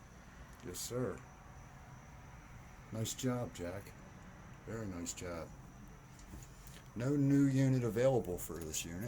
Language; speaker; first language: English; native; English